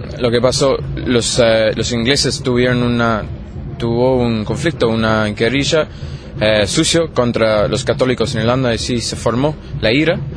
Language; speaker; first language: Spanish; non-native, fluent; English